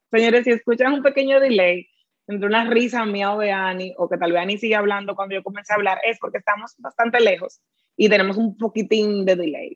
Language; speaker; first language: Spanish; native; Spanish